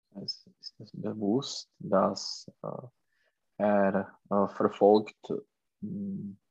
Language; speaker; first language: German; non-native, fluent; Czech